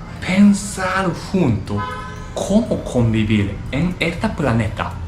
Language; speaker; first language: Spanish; non-native, learner; Japanese